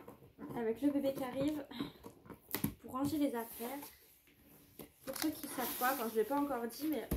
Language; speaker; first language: French; native; French